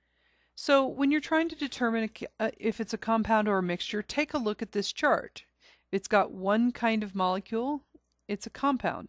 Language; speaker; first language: English; native; English